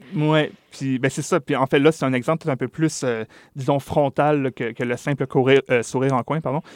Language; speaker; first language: French; native; French